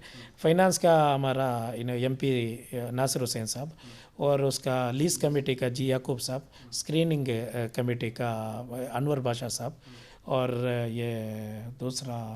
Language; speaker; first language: Hindi; non-native, local second language; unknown